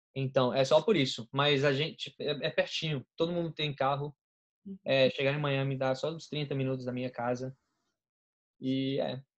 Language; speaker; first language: Portuguese; non-native, fluent; English